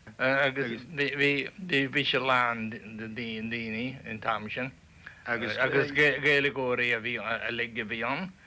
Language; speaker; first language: Irish; native; Irish